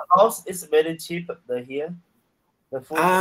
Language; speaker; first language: English; non-native, learner; Chinese